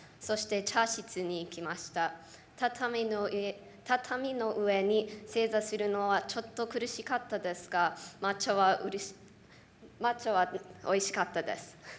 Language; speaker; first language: Japanese; non-native, learner; English